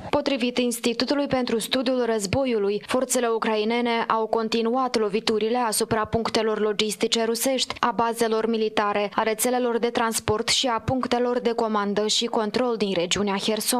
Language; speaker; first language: Romanian; native; Romanian